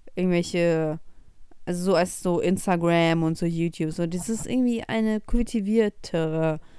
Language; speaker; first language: German; early bilingual, other home language; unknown